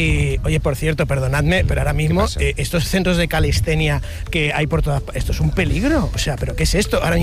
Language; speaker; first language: Spanish; native; Spanish